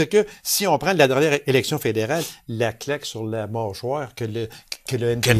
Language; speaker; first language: French; native; French